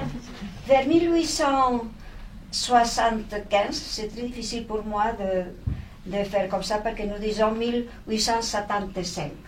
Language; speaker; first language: French; non-native, fluent; Spanish